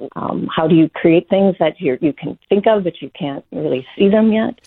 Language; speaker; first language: English; native; English